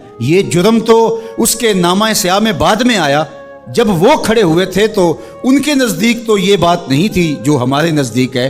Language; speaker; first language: Urdu; native; Urdu